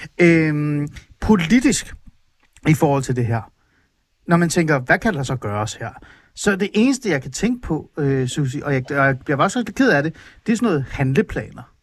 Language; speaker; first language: Danish; early bilingual, other home language; Persian